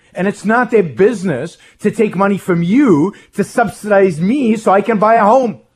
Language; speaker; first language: English; non-native, fluent; Hebrew